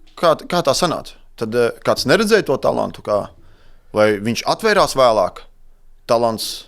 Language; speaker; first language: Latvian; native; Latvian